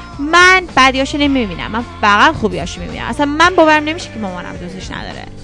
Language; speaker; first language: Persian; early bilingual, heritage; Persian